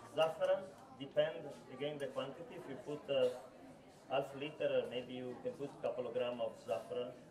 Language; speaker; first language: English; non-native, learner; Italian